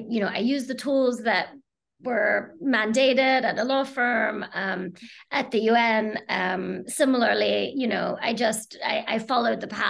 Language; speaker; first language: English; native; English